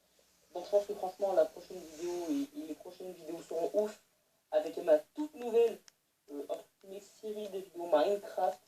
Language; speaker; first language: French; native; French